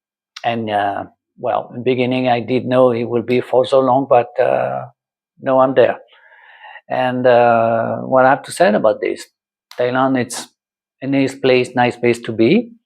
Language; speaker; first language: English; non-native, learner; French